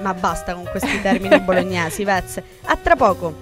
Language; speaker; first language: Italian; native; Italian